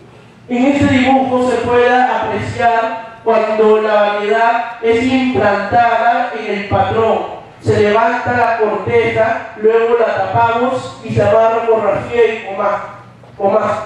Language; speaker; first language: Spanish; native; Spanish